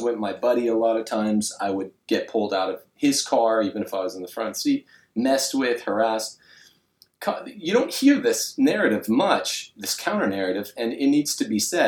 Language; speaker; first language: English; native; English